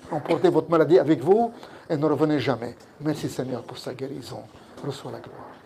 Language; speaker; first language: French; non-native, local second language; Arabic